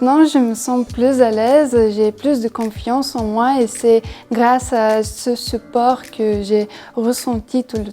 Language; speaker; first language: French; non-native, fluent; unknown